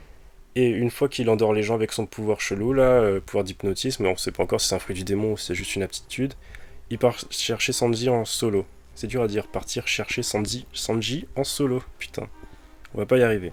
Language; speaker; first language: French; native; French